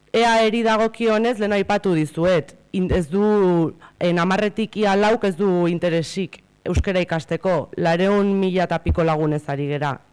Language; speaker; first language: Basque; native; Basque